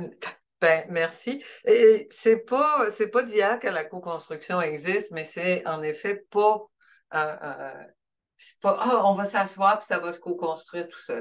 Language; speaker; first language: French; native; French